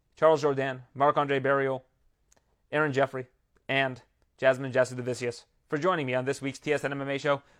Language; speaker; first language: English; early bilingual, other home language; Lithuanian